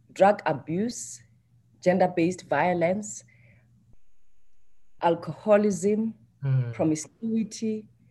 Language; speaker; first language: English; non-native, local second language; Xhosa